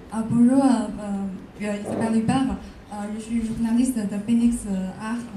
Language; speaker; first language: French; non-native, learner; Chinese